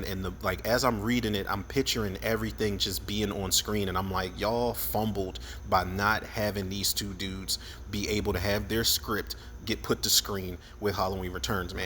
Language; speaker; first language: English; native; English